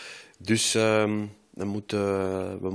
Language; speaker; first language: Dutch; non-native, local second language; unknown